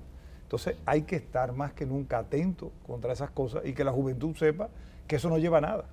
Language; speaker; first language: Spanish; native; Spanish